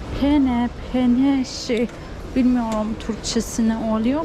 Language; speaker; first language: Turkish; non-native, learner; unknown